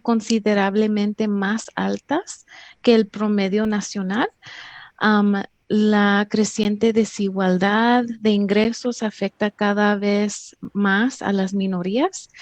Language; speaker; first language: Spanish; early bilingual, heritage; English